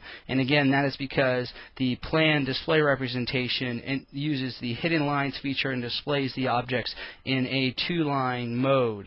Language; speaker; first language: English; native; English